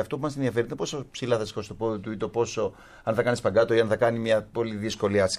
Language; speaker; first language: Greek; native; Greek